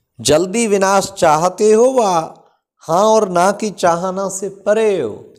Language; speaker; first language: Hindi; native; Hindi